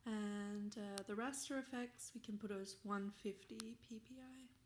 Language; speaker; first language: English; native; English